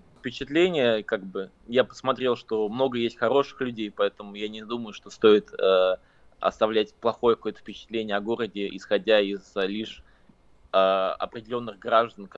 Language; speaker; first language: Russian; native; Russian